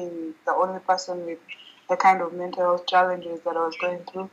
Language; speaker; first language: English; non-native, local second language; Kinyarwanda